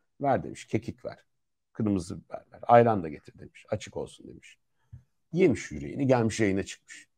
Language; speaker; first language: Turkish; native; Turkish